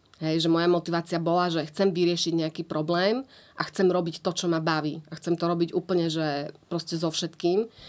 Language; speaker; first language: Slovak; native; Slovak